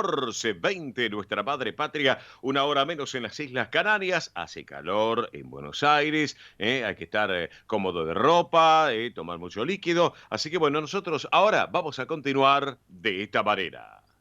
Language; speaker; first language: Spanish; native; Spanish